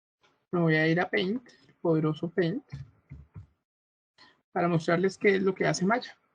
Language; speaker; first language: Spanish; native; Spanish